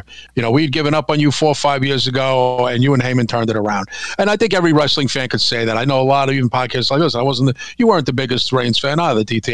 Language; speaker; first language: English; native; English